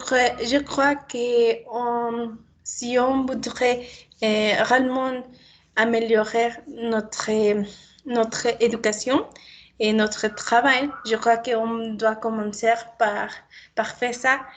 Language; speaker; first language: French; non-native, learner; Spanish